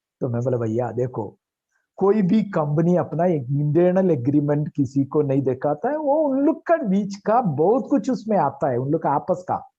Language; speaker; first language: Hindi; non-native, local second language; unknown